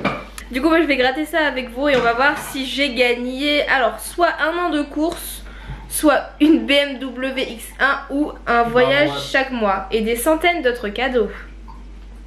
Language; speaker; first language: French; native; French